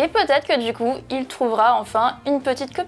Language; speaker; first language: French; native; French